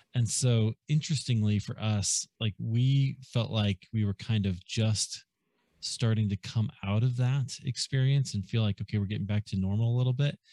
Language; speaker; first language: English; native; English